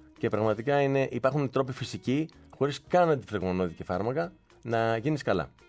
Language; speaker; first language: Greek; native; Greek